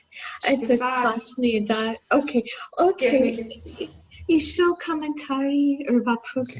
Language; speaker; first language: Russian; non-native, fluent; English